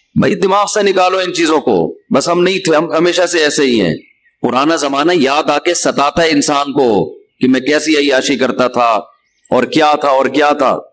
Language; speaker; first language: Urdu; native; Urdu